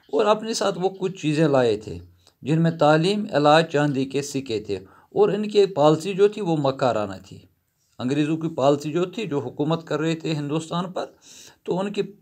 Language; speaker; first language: Urdu; non-native, local second language; Kashmiri